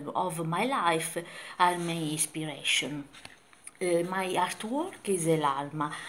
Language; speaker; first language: English; non-native, learner; Italian